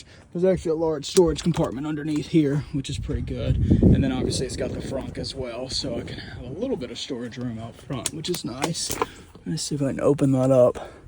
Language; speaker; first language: English; native; English